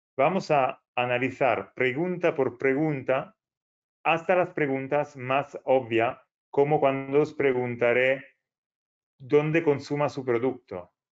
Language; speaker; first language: Spanish; non-native, fluent; Italian